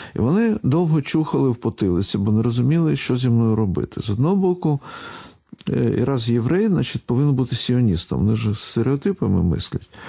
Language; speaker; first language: Ukrainian; non-native, local second language; Russian